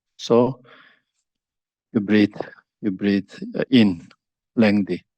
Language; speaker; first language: English; non-native, fluent; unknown